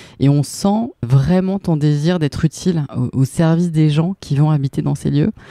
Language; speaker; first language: French; native; French